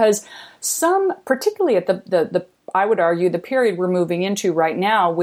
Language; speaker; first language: English; native; English